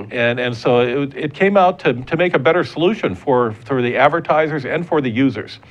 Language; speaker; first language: English; native; English